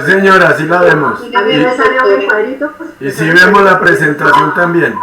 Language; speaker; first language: Spanish; native; Spanish